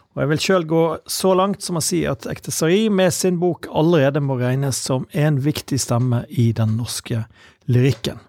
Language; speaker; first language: Norwegian; native; Norwegian